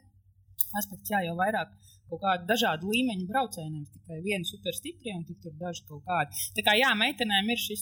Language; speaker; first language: Latvian; native; Latvian